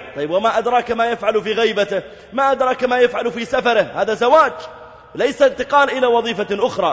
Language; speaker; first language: Arabic; native; Arabic